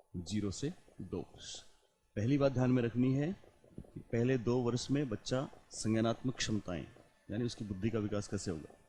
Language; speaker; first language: Hindi; native; Hindi